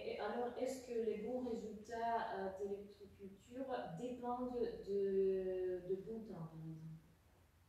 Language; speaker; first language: French; non-native, fluent; Russian